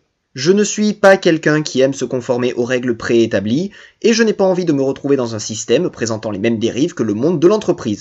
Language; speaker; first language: French; native; French